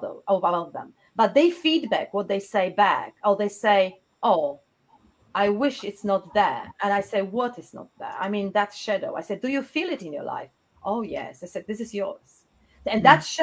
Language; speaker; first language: English; non-native, fluent; Polish